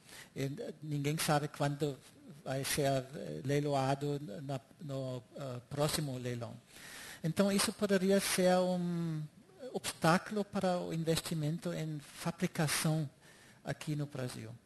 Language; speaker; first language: Portuguese; non-native, fluent; German